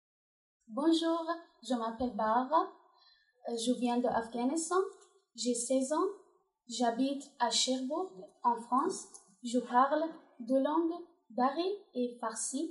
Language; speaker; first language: French; non-native, learner; Persian